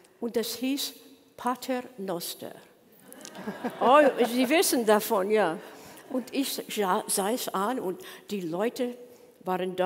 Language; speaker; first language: German; non-native, learner; English